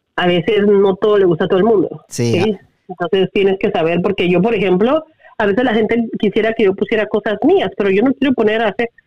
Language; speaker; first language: Spanish; native; Spanish